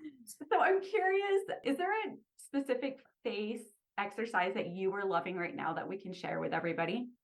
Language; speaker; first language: English; native; English